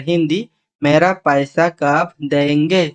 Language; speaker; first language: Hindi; non-native, learner; Bangla